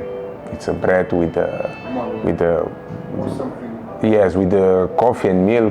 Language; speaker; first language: English; non-native, local second language; Kabuverdianu